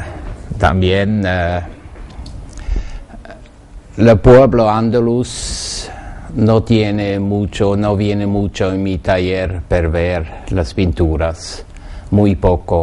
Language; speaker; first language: Spanish; non-native, learner; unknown